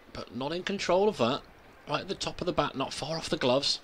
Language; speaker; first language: English; native; English